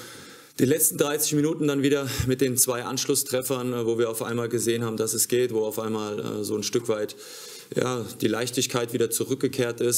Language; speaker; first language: German; native; German